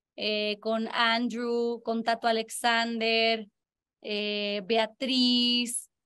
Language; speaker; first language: Spanish; native; Spanish